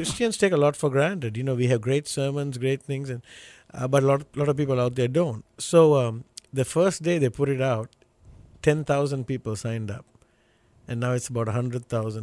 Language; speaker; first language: English; non-native, local second language; Sinhala